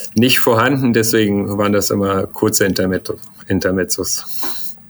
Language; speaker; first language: German; native; German